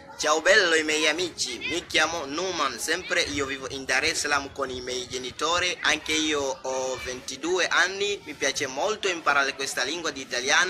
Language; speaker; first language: Italian; non-native, learner; Swahili